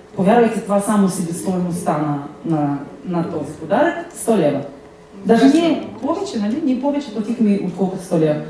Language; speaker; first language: Bulgarian; early bilingual, heritage; Bulgarian